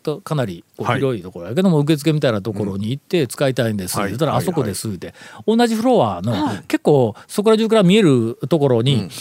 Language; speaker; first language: Japanese; native; Japanese